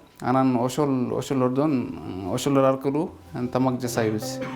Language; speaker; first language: Kyrgyz; non-native, fluent; Urdu